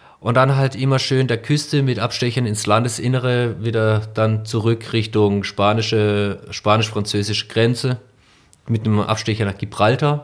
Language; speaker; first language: German; native; German